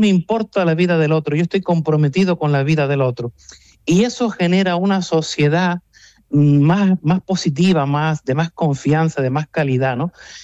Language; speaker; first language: Spanish; native; Spanish